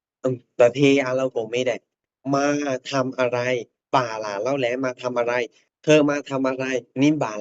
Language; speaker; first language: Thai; non-native, fluent; Burmese